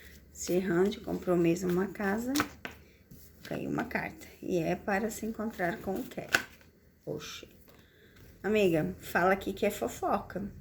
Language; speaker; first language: Portuguese; native; Portuguese